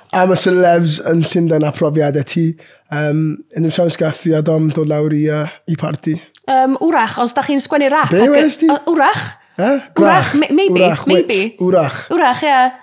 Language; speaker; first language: Welsh; non-native, local second language; English